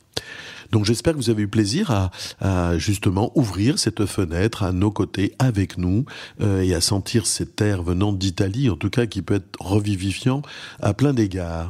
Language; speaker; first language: French; native; French